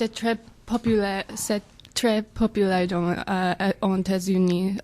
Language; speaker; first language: French; non-native, learner; English